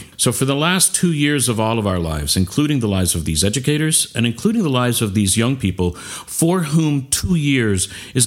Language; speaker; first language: English; native; English